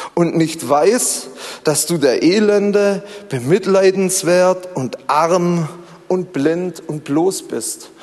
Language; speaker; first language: German; native; German